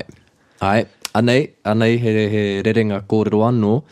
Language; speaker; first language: Māori; non-native, local second language; English